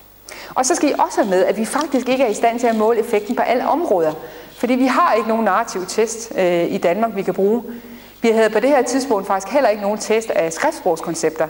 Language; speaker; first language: Danish; native; Danish